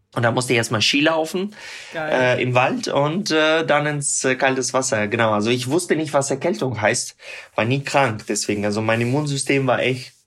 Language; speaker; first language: German; non-native, fluent; Russian